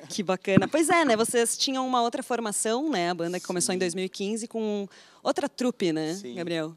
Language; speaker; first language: Portuguese; native; Portuguese